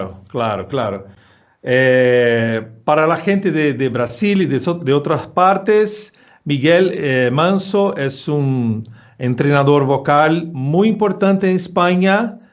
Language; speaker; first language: Spanish; non-native, fluent; Portuguese